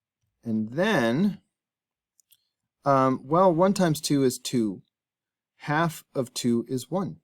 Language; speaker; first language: English; native; English